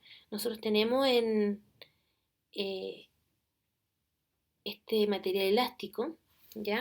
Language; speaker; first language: Spanish; native; Spanish